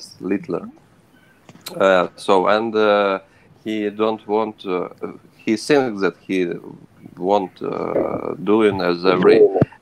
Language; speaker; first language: English; non-native, learner; Ukrainian